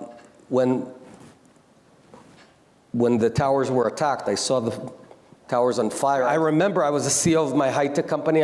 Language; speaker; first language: English; non-native, local second language; Hebrew